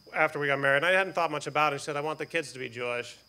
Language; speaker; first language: English; native; English